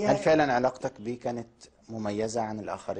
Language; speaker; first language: Arabic; native; Arabic